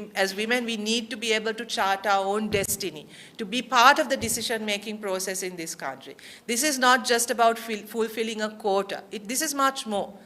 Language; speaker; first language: English; non-native, local second language; Sinhala